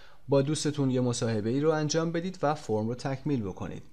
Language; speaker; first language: Persian; native; Persian